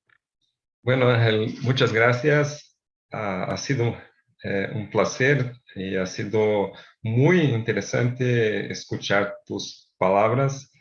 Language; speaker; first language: Spanish; non-native, fluent; Portuguese